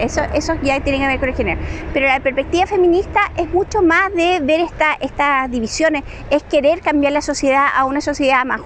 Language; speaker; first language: Spanish; native; Spanish